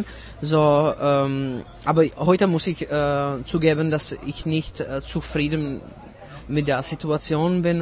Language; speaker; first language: German; non-native, fluent; Czech